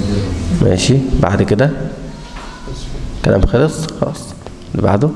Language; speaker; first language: Arabic; native; Arabic